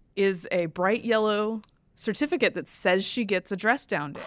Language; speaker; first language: English; native; English